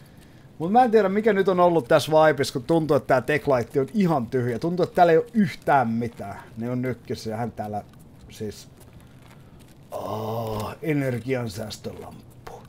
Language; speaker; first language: Finnish; native; Finnish